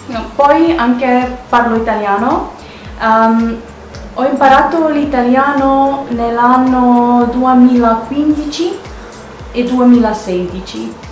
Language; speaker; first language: Italian; non-native, fluent; Russian